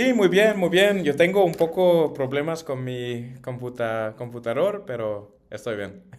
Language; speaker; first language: Spanish; non-native, learner; English